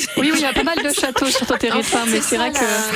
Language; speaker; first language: French; native; French